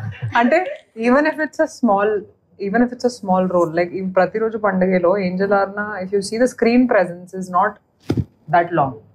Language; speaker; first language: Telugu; non-native, fluent; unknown